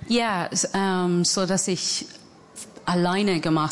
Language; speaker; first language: German; non-native, fluent; English